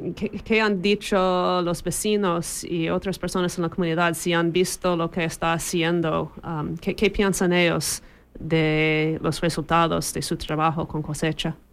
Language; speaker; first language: Spanish; non-native, fluent; English